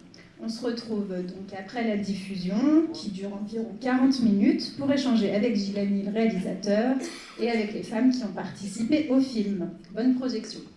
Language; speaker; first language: French; native; French